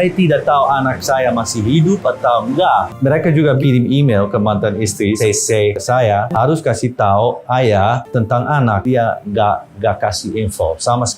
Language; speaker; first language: Indonesian; non-native, fluent; Dutch